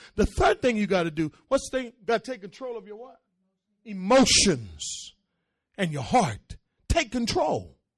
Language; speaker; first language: English; early bilingual, other home language; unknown